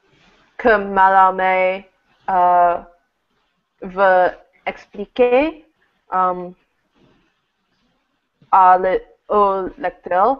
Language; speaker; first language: French; non-native, learner; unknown